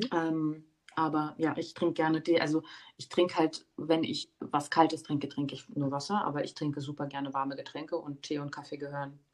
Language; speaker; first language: German; early bilingual, other home language; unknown